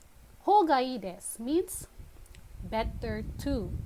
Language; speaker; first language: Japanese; non-native, fluent; Filipino